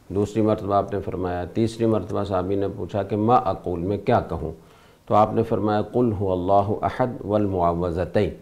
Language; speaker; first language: Urdu; native; Urdu